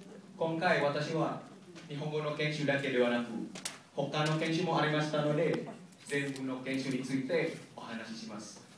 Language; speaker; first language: Japanese; non-native, learner; Indonesian